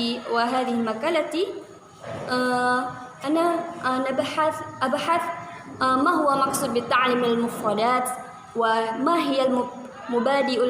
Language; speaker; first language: Arabic; non-native, learner; Indonesian